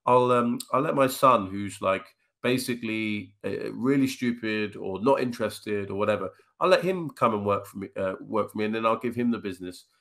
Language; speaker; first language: English; native; English